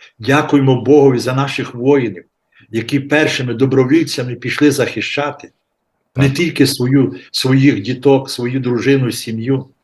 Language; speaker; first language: Ukrainian; native; Ukrainian